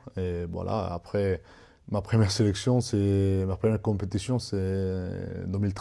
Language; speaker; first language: French; non-native, fluent; Spanish